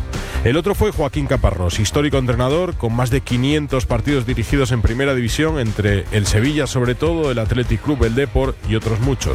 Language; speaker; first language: Spanish; native; Spanish